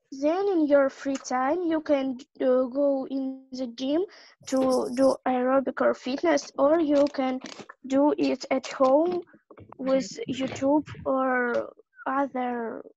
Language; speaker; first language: English; non-native, learner; Russian